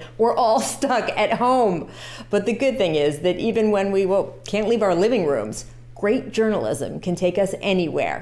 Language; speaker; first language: English; native; English